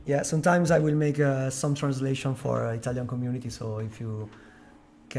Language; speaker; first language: English; non-native, fluent; Italian